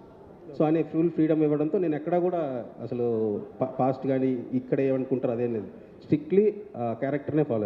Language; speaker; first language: Telugu; native; Telugu